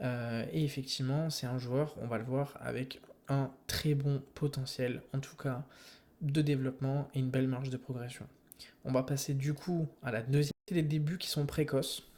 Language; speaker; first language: French; native; French